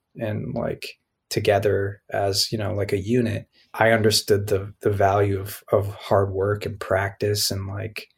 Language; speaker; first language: English; native; English